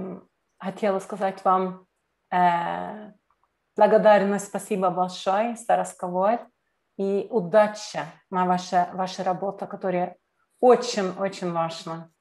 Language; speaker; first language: Russian; non-native, learner; Norwegian